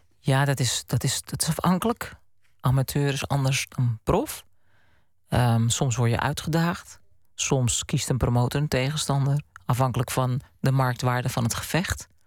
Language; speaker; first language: Dutch; native; Dutch